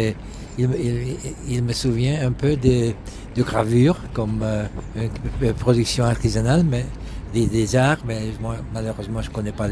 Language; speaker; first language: French; non-native, learner; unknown